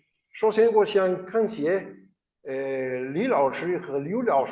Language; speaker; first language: Chinese; non-native, learner; Spanish